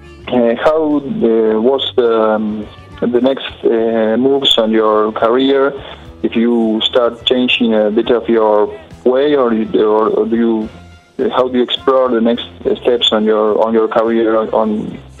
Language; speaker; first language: English; non-native, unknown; Spanish